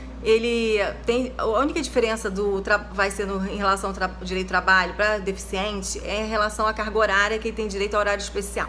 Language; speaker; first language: Portuguese; native; Portuguese